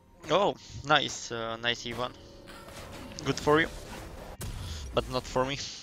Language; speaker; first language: English; non-native, learner; Romanian